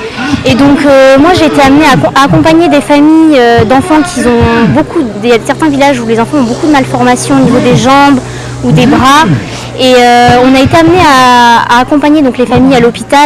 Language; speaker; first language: French; native; French